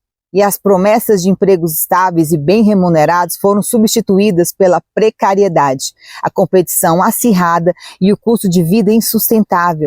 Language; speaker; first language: Portuguese; native; Portuguese